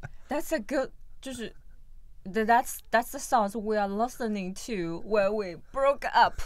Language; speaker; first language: English; non-native, fluent; Chinese